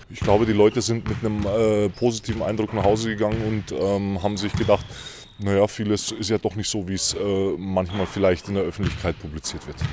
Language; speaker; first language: German; native; German